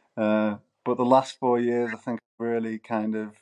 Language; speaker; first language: English; native; English